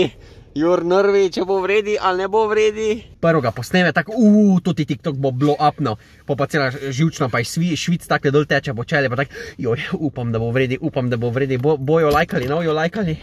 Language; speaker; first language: Slovenian; native; Slovenian